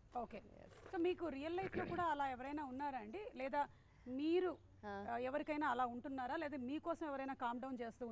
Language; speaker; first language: Telugu; native; Telugu